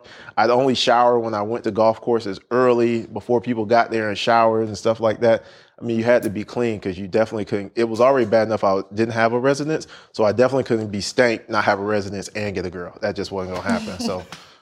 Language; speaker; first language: English; native; English